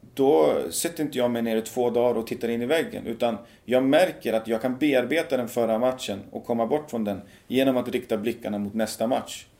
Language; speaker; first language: Swedish; early bilingual, other home language; Persian